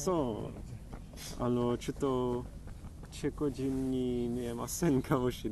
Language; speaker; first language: Japanese; non-native, learner; Czech